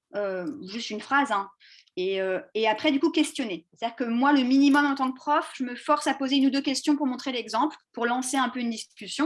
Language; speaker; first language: French; native; French